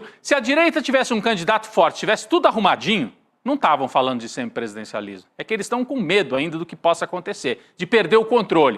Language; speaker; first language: Portuguese; native; Portuguese